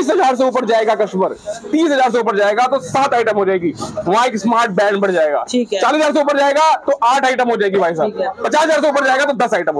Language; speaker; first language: Hindi; native; Hindi